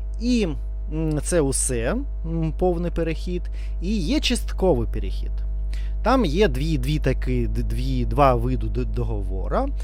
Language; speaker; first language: Ukrainian; non-native, learner; Russian